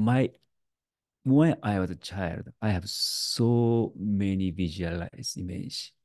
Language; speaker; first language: English; non-native, learner; Japanese